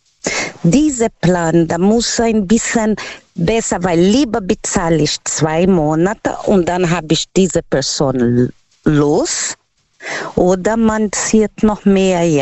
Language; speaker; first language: German; non-native, fluent; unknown